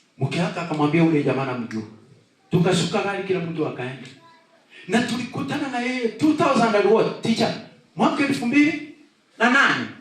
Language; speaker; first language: Swahili; non-native, local second language; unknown